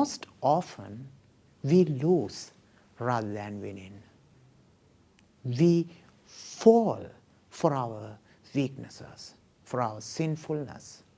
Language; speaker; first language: English; non-native, local second language; Sinhala